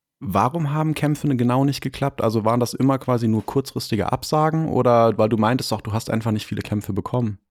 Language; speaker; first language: German; native; German